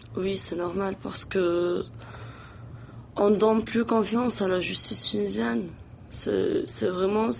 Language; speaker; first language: French; non-native, local second language; Arabic